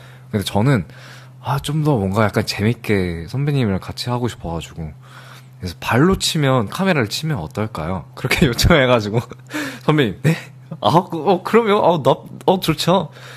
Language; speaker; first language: Korean; early bilingual, other home language; English